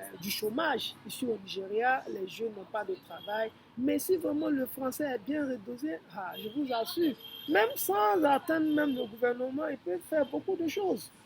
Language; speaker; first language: French; non-native, fluent; Yoruba